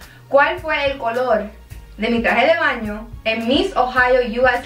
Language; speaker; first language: Spanish; early bilingual, heritage; Spanish